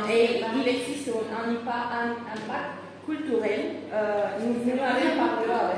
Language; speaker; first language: French; non-native, fluent; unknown